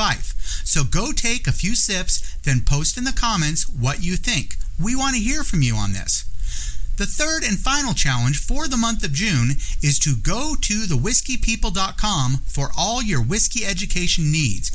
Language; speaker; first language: English; native; English